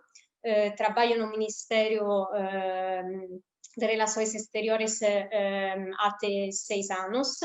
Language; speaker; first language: Portuguese; non-native, fluent; Italian